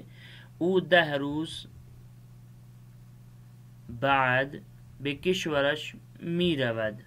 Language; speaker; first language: Persian; non-native, fluent; Urdu